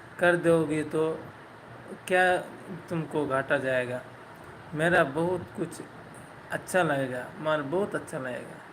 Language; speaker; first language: Hindi; non-native, learner; Bangla